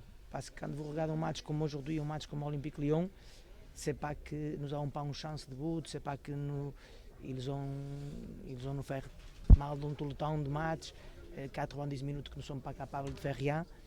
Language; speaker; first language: French; non-native, fluent; Portuguese